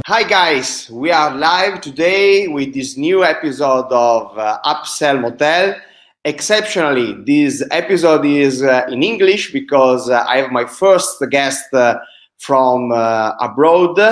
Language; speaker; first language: English; non-native, fluent; Italian